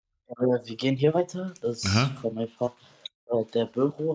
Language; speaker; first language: German; non-native, learner; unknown